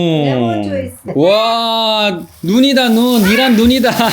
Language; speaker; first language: Korean; native; Korean